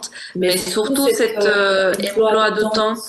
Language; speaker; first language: French; non-native, fluent; Spanish